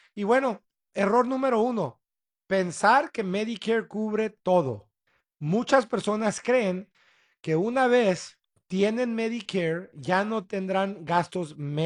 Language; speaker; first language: Spanish; early bilingual, heritage; Spanish